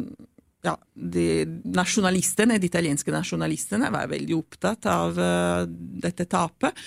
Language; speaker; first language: Norwegian; non-native, fluent; Italian